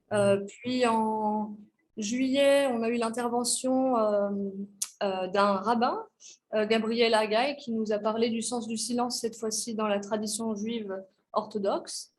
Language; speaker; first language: French; native; French